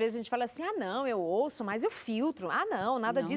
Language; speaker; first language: Portuguese; native; Portuguese